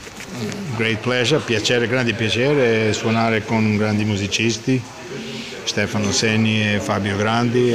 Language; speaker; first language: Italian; non-native, learner; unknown